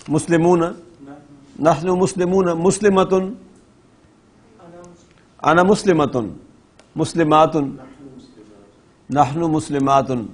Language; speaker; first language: Arabic; non-native, fluent; Urdu